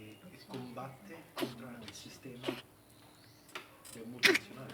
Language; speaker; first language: Spanish; non-native, learner; Italian